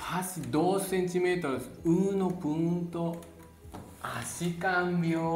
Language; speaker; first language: Spanish; non-native, learner; Japanese